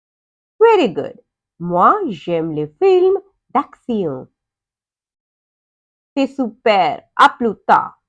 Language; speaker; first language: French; non-native, fluent; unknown